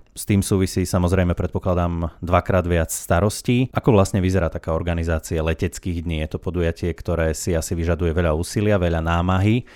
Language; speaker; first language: Slovak; native; Slovak